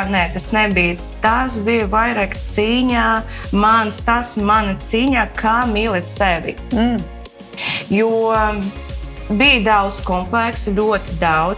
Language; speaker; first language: Latvian; non-native, local second language; Russian